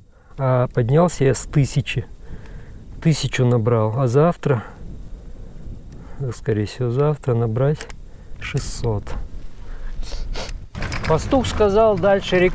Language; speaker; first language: Russian; native; Russian